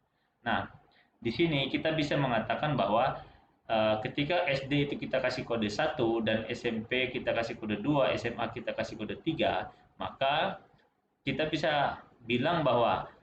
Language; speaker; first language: Indonesian; native; Indonesian